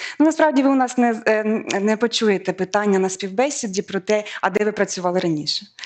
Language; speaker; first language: Ukrainian; native; Ukrainian